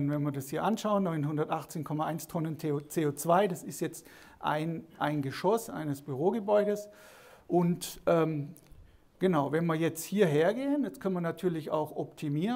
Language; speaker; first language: German; native; German